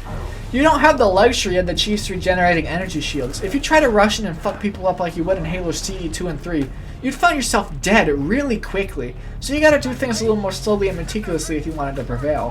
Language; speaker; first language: English; native; English